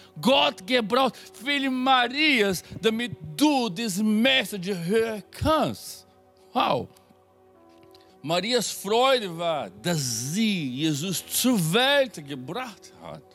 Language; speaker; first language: German; non-native, fluent; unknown